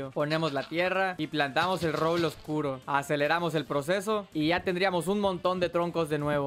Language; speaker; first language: Spanish; native; Spanish